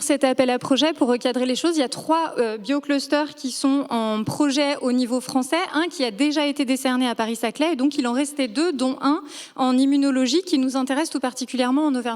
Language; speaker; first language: French; native; French